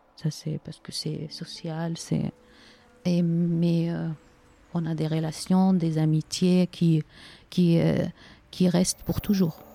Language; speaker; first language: French; non-native, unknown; Arabic